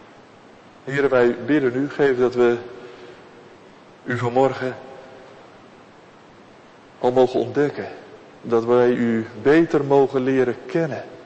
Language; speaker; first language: Dutch; native; Dutch